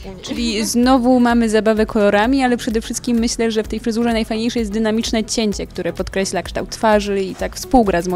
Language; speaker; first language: Polish; native; Polish